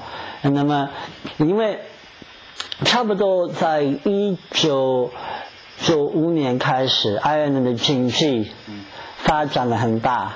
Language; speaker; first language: Chinese; non-native, fluent; English